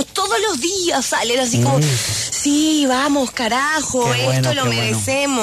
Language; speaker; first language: Spanish; native; Spanish